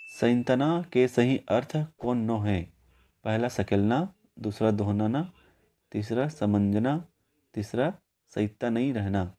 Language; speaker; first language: Hindi; native; Hindi